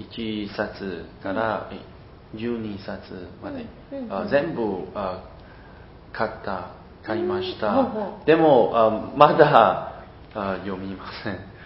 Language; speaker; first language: Japanese; non-native, learner; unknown